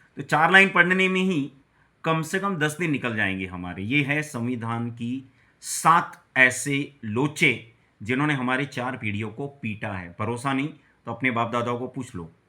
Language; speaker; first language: Hindi; non-native, local second language; Gujarati